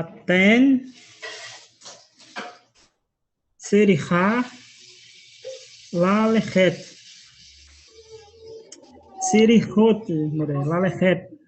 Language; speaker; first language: Hebrew; non-native, learner; Portuguese